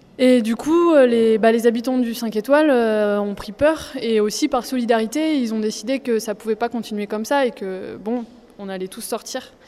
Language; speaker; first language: French; native; French